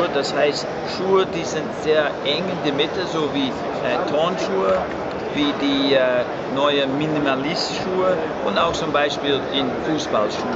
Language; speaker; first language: German; non-native, fluent; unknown